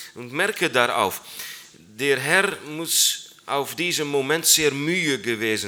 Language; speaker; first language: German; non-native, learner; Dutch